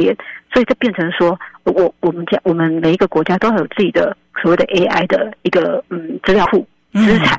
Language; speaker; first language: Chinese; native; Chinese